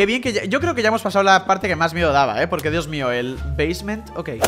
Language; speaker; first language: Spanish; native; Spanish